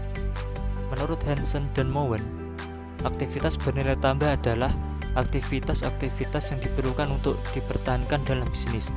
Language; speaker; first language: Indonesian; native; Indonesian